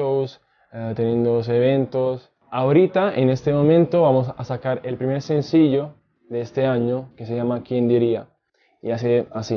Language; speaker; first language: Spanish; non-native, fluent; Italian